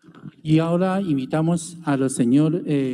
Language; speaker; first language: Spanish; non-native, fluent; Chinese